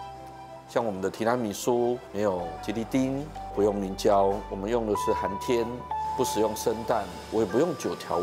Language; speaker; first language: Chinese; native; Chinese